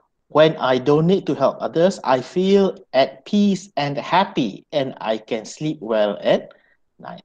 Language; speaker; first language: English; non-native, local second language; Malay